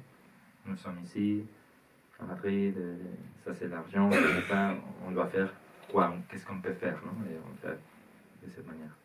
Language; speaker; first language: French; non-native, learner; Spanish